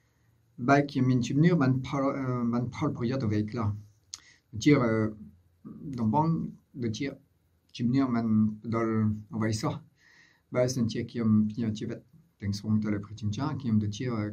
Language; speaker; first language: Khmer; non-native, fluent; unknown